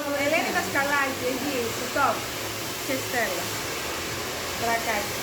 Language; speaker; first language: Greek; native; Greek